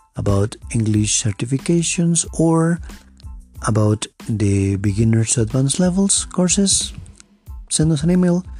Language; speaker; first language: English; non-native, fluent; Spanish